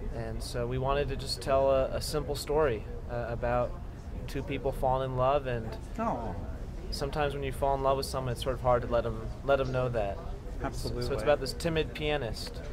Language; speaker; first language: English; native; English